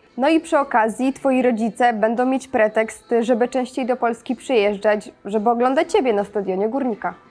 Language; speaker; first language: Polish; native; Polish